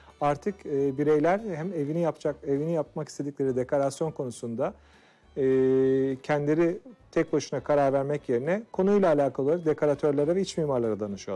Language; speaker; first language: Turkish; native; Turkish